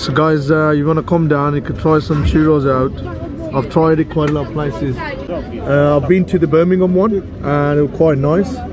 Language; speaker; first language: English; early bilingual, other home language; Hindi